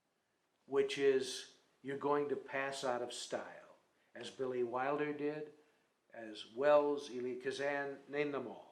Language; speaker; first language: English; native; English